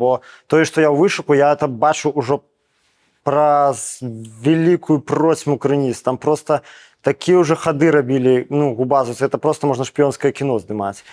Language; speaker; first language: Belarusian; non-native, local second language; Russian